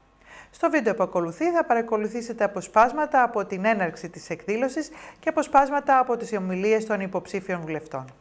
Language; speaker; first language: Greek; native; Greek